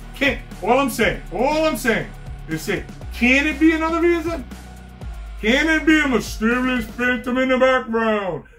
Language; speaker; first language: English; native; English